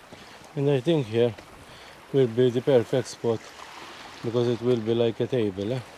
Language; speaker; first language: English; non-native, local second language; Maltese